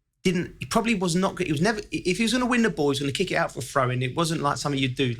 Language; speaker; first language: English; native; English